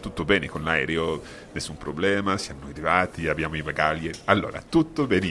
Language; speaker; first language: Italian; non-native, fluent; English